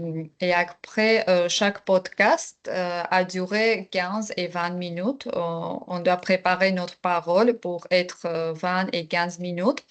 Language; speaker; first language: French; non-native, learner; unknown